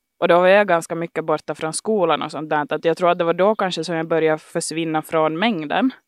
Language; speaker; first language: Swedish; native; Swedish